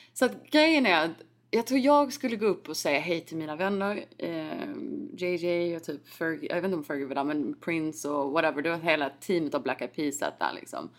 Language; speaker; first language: Swedish; native; Swedish